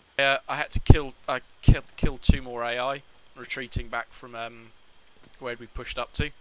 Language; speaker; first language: English; native; English